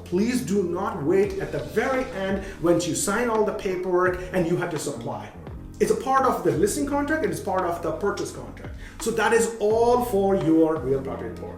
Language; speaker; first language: English; non-native, fluent; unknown